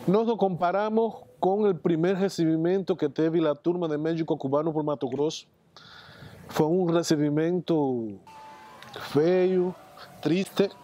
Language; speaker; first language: Portuguese; non-native, fluent; Spanish